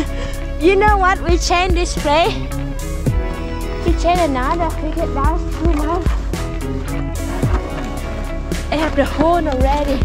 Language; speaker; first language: English; non-native, learner; Vietnamese